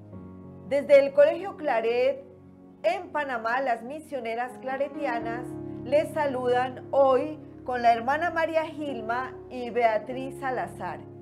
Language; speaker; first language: Spanish; native; Spanish